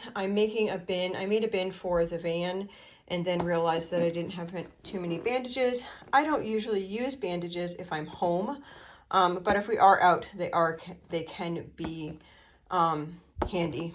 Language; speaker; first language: English; native; English